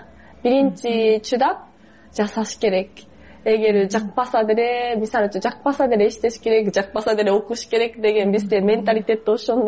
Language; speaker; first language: Kyrgyz; non-native, fluent; Japanese